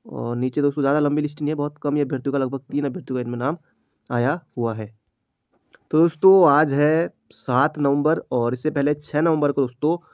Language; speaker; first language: Hindi; native; Hindi